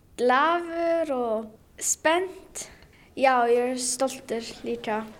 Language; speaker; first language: Icelandic; non-native, learner; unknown